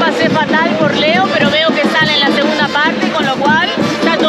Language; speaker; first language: Spanish; native; Spanish